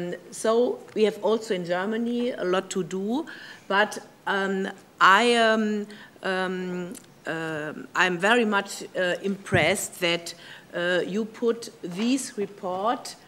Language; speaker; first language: English; non-native, learner; German